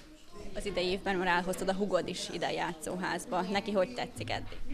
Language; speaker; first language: Hungarian; native; Hungarian